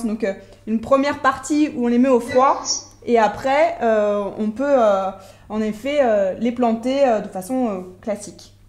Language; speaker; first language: French; native; French